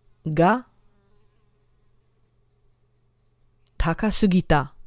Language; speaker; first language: Japanese; non-native, fluent; English